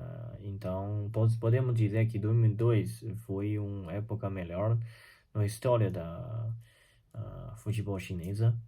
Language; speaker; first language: Portuguese; non-native, fluent; Chinese